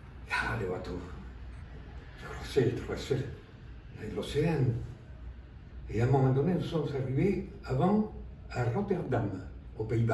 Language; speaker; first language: French; non-native, fluent; Spanish